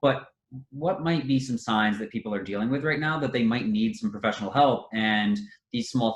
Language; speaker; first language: English; native; English